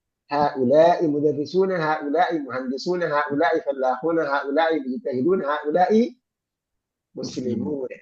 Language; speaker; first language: Arabic; non-native, fluent; Malayalam